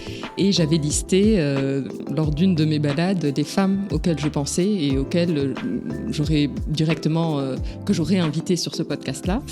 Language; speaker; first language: French; native; French